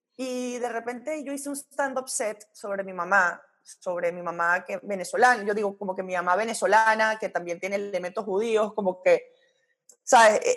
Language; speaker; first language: Spanish; early bilingual, heritage; Spanish